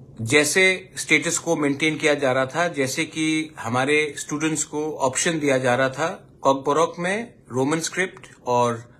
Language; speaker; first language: Hindi; non-native, local second language; Kok Borok